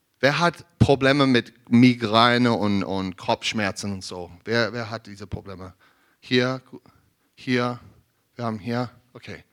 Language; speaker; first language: German; non-native, learner; English